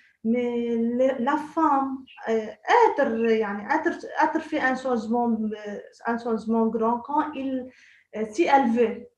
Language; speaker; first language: French; non-native, local second language; Arabic